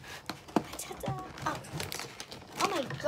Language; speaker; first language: English; native; English